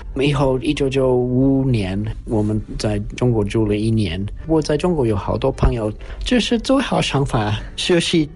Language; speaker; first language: Chinese; non-native, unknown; English